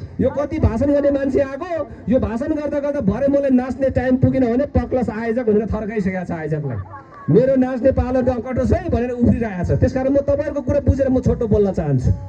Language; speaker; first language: Nepali; non-native, local second language; Eastern Tamang